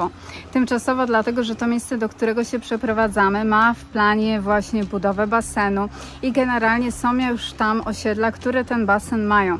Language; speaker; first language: Polish; native; Polish